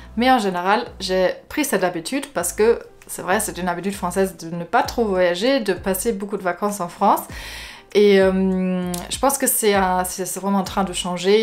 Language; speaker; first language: French; non-native, fluent; German